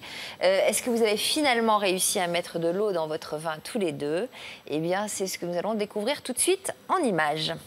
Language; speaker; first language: French; native; French